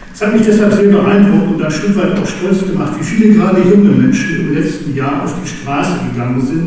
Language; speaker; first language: German; native; German